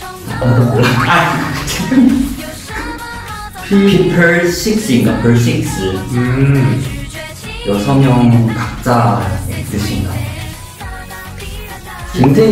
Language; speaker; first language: Korean; non-native, fluent; Chinese